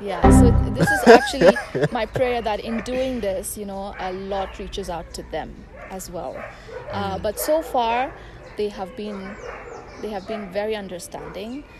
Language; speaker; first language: English; non-native, local second language; Tamil